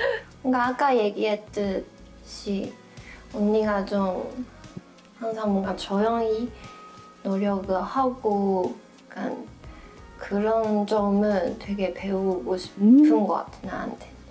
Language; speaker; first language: Korean; non-native, fluent; Chinese